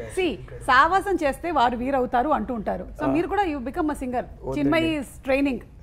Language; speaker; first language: Telugu; non-native, local second language; Malayalam